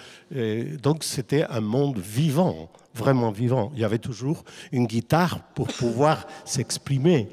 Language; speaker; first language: French; non-native, fluent; Spanish